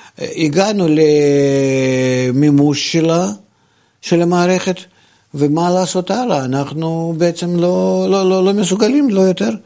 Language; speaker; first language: Hebrew; non-native, fluent; Russian